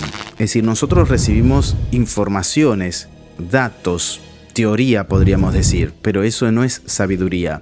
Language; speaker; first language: Spanish; native; Spanish